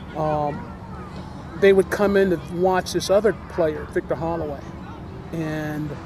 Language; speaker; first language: English; native; English